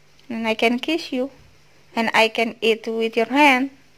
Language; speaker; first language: English; non-native, learner; Indonesian